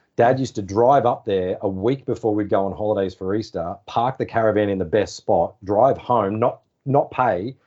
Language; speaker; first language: English; native; English